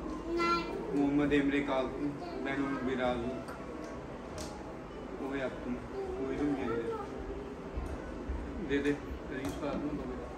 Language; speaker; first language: Turkish; non-native, learner; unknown